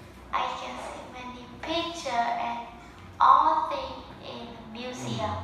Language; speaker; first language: English; non-native, learner; Vietnamese